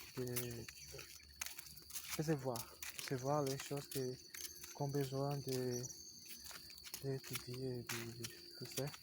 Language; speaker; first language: French; non-native, learner; Portuguese